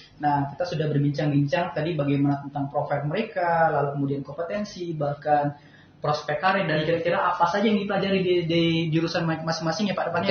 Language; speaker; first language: Indonesian; native; Indonesian